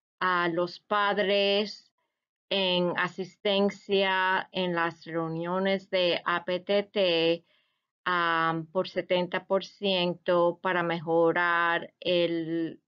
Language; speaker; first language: Spanish; non-native, fluent; English